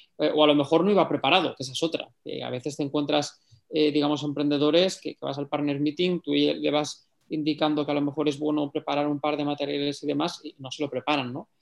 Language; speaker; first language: Spanish; native; Spanish